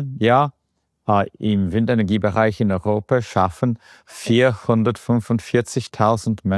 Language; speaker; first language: German; non-native, fluent; English